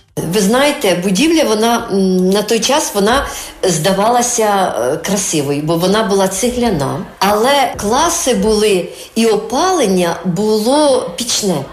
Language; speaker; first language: Ukrainian; native; Ukrainian